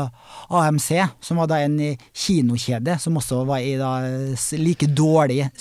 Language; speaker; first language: Norwegian; native; Norwegian